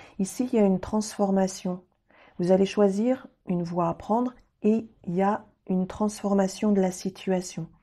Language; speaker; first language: French; native; French